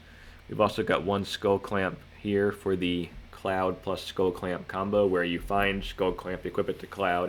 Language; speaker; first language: English; native; English